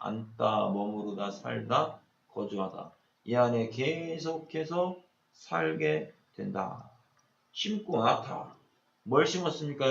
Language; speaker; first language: Korean; native; Korean